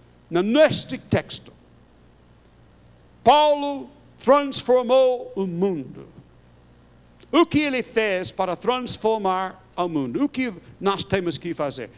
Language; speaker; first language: Portuguese; non-native, fluent; English